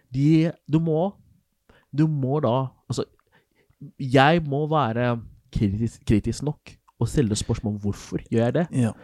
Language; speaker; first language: Norwegian; non-native, fluent; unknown